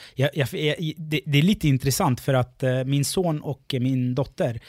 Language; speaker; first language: Swedish; early bilingual, other home language; Arabic